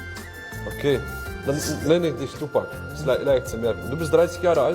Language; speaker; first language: German; native; German